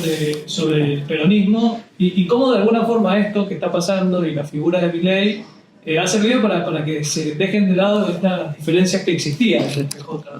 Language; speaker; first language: Spanish; native; Spanish